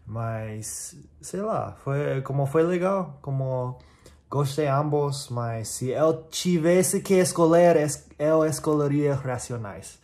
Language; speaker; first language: Portuguese; non-native, learner; English